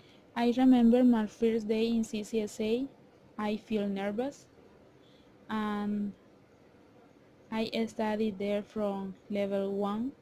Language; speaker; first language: English; non-native, learner; Spanish